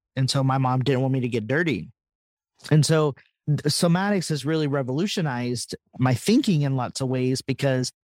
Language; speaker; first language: English; native; English